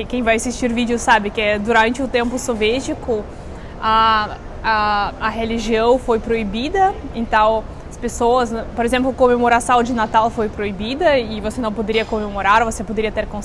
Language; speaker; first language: Portuguese; non-native, fluent; Russian